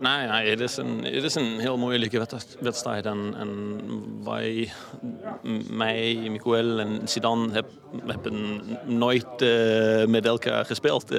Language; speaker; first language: Dutch; non-native, fluent; Danish